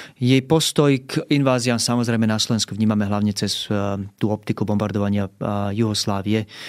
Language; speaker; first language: Slovak; native; Slovak